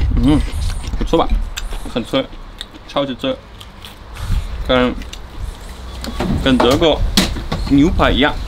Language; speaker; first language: Chinese; non-native, fluent; German